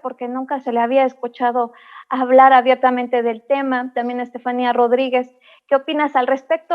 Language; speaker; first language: Spanish; native; Spanish